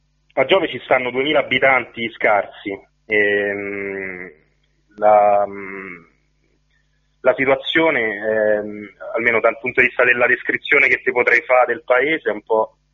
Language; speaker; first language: Italian; native; Italian